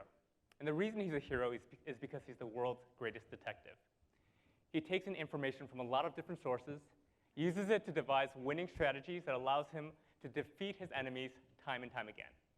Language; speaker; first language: English; native; English